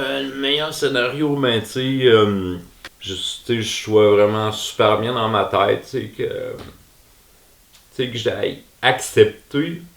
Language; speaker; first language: French; native; French